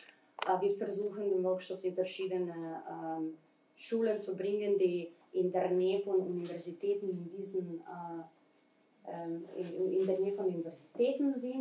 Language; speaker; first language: German; non-native, fluent; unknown